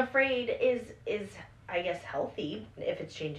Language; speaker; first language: English; native; English